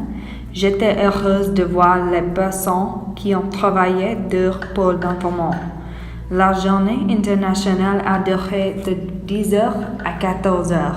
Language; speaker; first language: French; non-native, learner; English